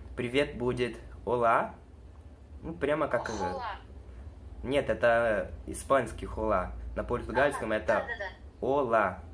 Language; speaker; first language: Russian; non-native, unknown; Portuguese